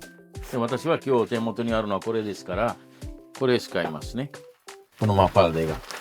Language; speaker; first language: Japanese; non-native, fluent; Italian